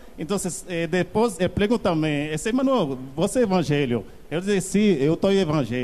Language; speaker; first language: Portuguese; non-native, learner; Haitian Creole